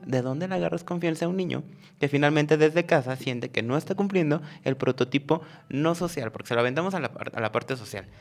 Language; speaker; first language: Spanish; native; Spanish